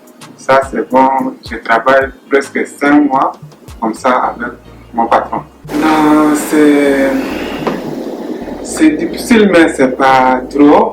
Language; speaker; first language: French; non-native, learner; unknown